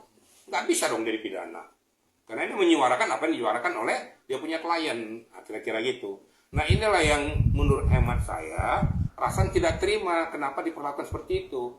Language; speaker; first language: Indonesian; native; Indonesian